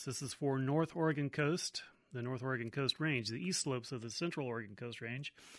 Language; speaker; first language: English; native; English